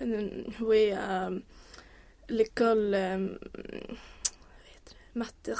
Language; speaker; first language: French; non-native, learner; Swedish